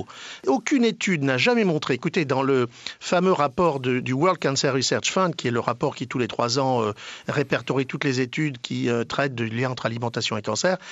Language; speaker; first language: French; native; French